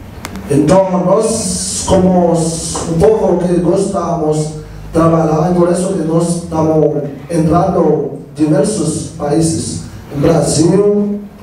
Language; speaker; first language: Portuguese; non-native, learner; Haitian Creole